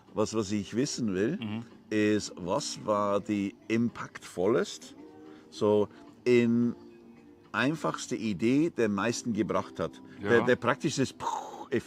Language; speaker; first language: German; non-native, learner; English